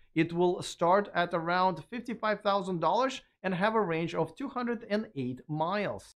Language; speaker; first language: English; non-native, fluent; Russian